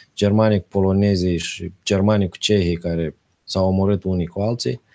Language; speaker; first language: Romanian; native; Romanian